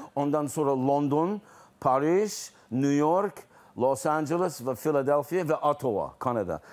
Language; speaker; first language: Azerbaijani; non-native, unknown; English